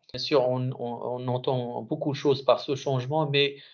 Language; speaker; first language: French; non-native, local second language; Arabic